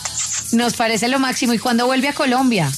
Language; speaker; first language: Spanish; native; Spanish